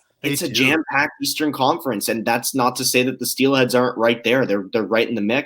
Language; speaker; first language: English; native; English